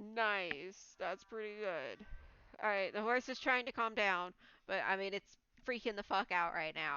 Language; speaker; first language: English; native; English